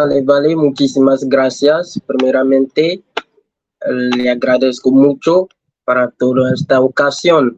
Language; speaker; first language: Spanish; non-native, learner; French